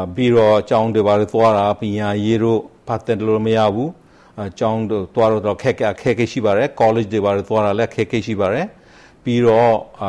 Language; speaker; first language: Burmese; non-native, local second language; Rohingya